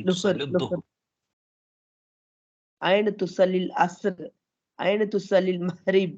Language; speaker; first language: Arabic; non-native, learner; Tamil